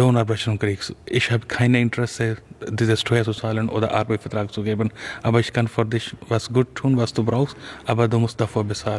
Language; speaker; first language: German; non-native, learner; Urdu